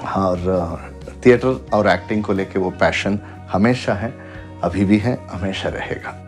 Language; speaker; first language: Hindi; non-native, local second language; Malayalam